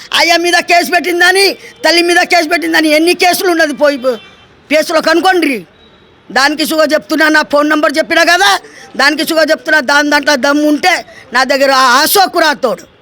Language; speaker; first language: Telugu; non-native, local second language; Lambadi